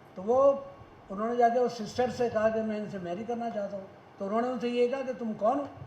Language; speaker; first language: Hindi; native; Hindi